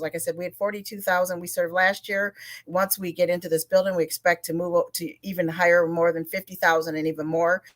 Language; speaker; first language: English; native; English